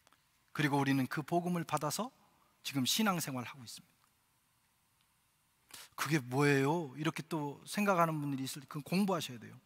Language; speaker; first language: Korean; native; Korean